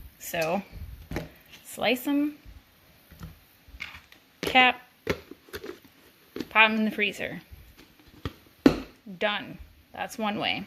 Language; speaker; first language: English; native; English